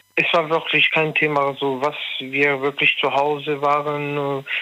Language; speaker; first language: German; non-native, learner; French